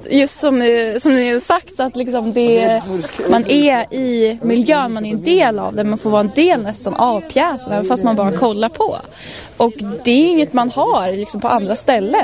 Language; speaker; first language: Swedish; native; Swedish